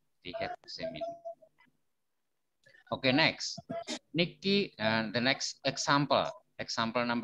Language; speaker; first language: English; non-native, fluent; Indonesian